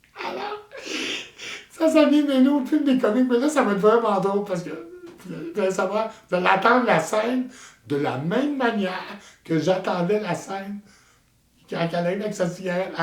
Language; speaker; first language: French; native; French